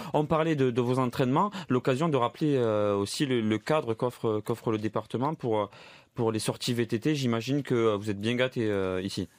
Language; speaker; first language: French; native; French